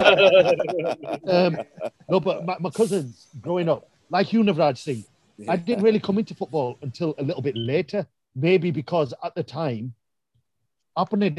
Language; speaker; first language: English; native; English